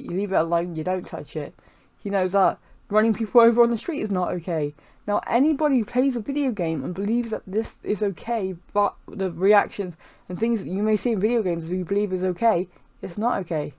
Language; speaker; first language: English; native; English